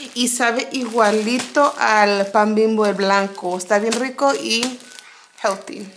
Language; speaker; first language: Spanish; early bilingual, heritage; Spanish